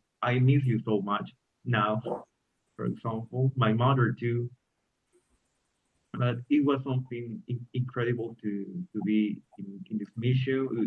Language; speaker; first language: English; non-native, learner; Spanish